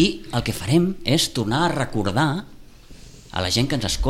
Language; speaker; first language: Catalan; native; Catalan